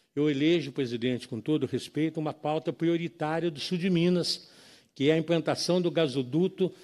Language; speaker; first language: Portuguese; native; Portuguese